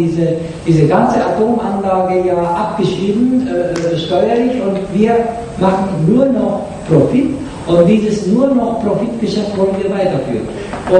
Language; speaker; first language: German; non-native, fluent; Japanese